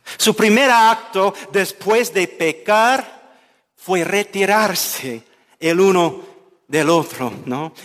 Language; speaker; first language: Spanish; non-native, fluent; English